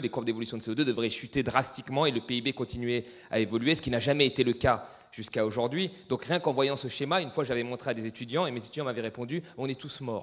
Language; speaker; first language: French; native; French